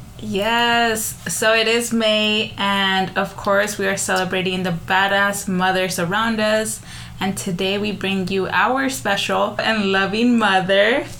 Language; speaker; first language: English; early bilingual, other home language; Spanish